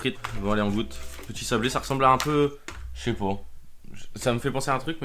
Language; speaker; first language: French; native; French